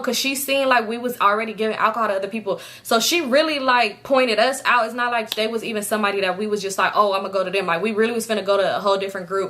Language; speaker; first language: English; native; English